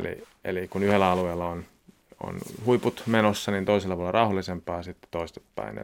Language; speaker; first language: Finnish; native; Finnish